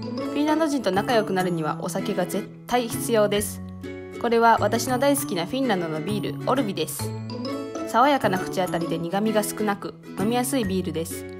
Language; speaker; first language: Japanese; native; Japanese